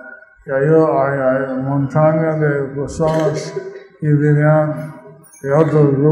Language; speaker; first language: Spanish; non-native, learner; English